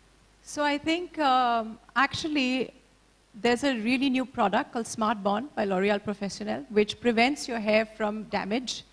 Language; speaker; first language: English; non-native, local second language; Hindi